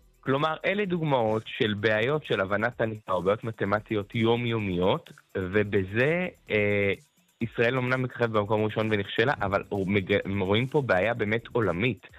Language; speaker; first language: Hebrew; native; Hebrew